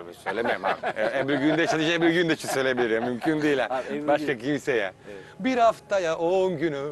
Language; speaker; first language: Turkish; non-native, learner; Italian